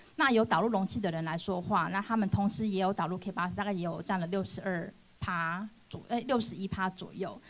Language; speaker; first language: Chinese; native; Chinese